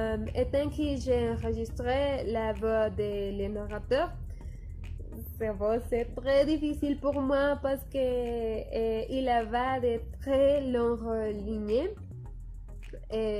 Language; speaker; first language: French; non-native, learner; Spanish